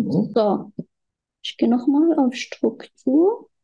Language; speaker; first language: German; non-native, fluent; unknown